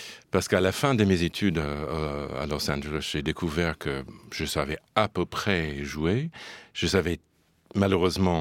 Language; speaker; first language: French; non-native, fluent; English